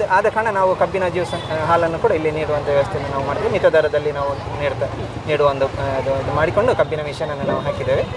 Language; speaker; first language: Kannada; non-native, local second language; Malayalam